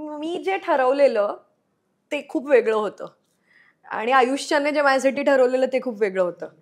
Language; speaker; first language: Marathi; non-native, local second language; Marwari